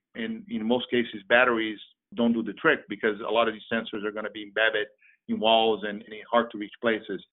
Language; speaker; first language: English; non-native, fluent; Portuguese